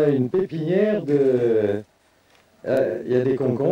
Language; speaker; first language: French; native; French